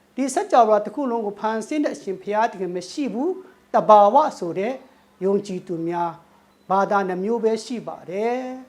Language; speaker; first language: Burmese; non-native, local second language; Thado Chin